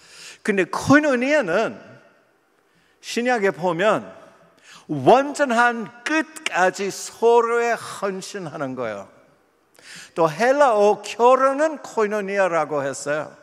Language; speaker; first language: Korean; non-native, fluent; English